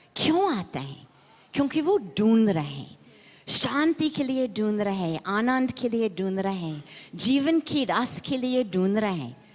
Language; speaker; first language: Hindi; non-native, fluent; English